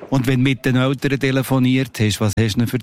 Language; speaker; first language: German; native; German